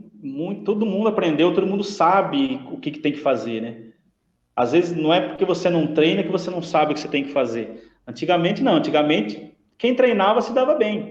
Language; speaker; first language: Portuguese; native; Portuguese